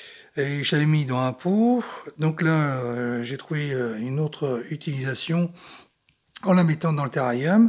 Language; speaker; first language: French; native; French